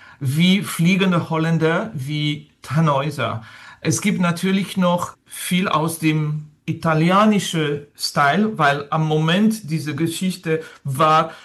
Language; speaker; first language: German; non-native, learner; French